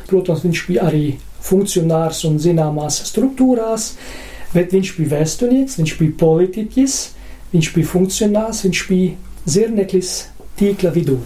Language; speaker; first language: Latvian; non-native, fluent; German